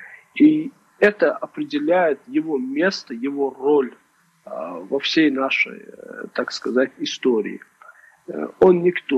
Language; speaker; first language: Russian; non-native, local second language; Chechen